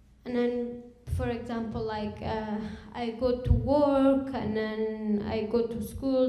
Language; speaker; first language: English; non-native, learner; Kurdish